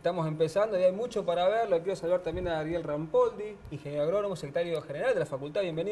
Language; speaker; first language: Spanish; native; Spanish